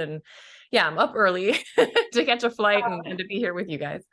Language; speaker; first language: English; native; English